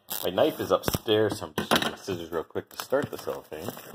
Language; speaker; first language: English; native; English